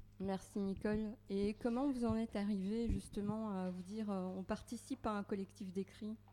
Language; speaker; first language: French; native; French